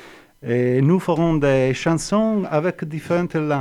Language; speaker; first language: French; non-native, fluent; Italian